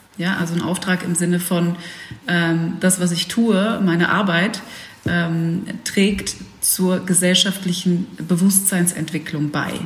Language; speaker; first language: German; early bilingual, other home language; Dutch